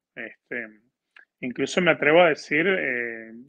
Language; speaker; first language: Spanish; native; Spanish